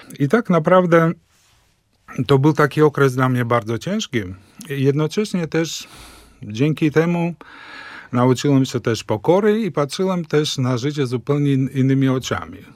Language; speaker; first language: Polish; early bilingual, heritage; Polish